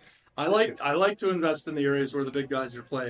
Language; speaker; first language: English; native; English